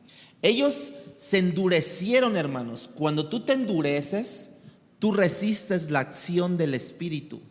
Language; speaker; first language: Spanish; native; Spanish